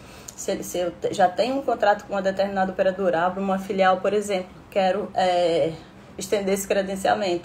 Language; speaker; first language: Portuguese; native; Portuguese